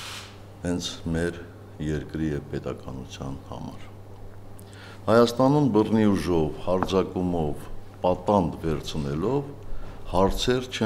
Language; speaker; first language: Armenian; native; Armenian